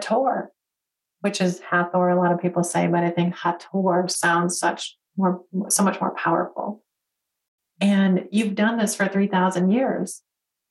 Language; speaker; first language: English; native; English